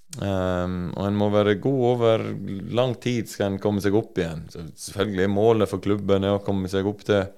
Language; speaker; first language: Norwegian; native; Norwegian